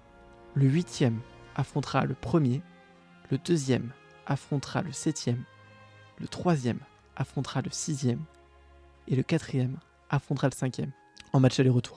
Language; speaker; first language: French; native; French